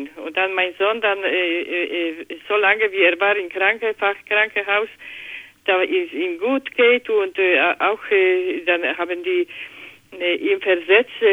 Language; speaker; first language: German; non-native, learner; Polish